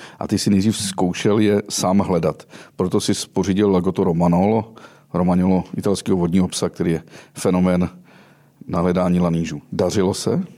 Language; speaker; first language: Czech; native; Czech